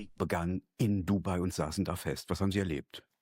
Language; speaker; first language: German; native; German